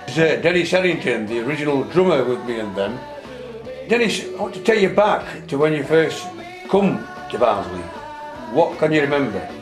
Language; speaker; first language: English; native; English